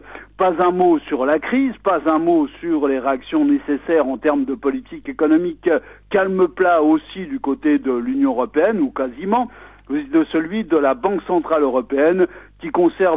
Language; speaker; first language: French; native; French